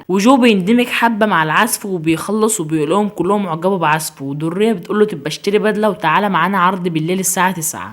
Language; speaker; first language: Arabic; native; Arabic